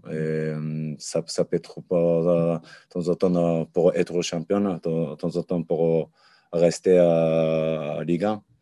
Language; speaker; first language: French; non-native, learner; Japanese